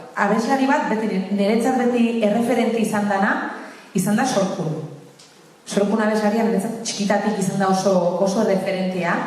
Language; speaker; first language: Basque; native; Basque